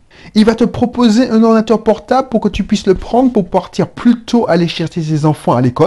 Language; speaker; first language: French; native; French